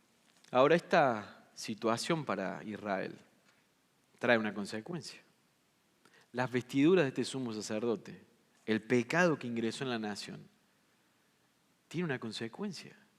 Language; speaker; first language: Spanish; native; Spanish